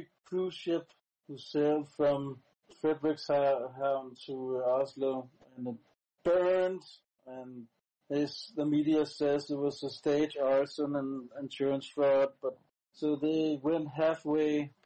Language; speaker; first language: English; non-native, fluent; Danish